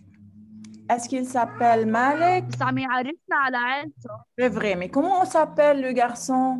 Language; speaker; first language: French; non-native, fluent; Arabic